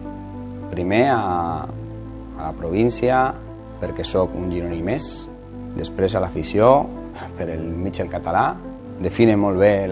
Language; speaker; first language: Catalan; non-native, fluent; Spanish